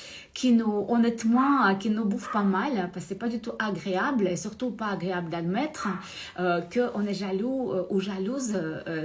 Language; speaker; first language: French; non-native, fluent; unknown